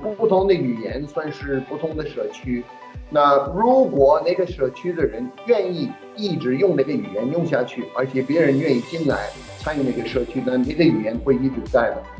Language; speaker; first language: Chinese; non-native, fluent; English